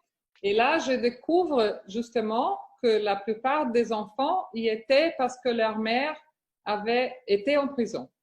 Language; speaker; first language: French; non-native, fluent; Portuguese